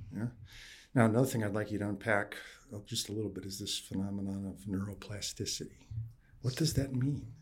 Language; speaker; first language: English; native; English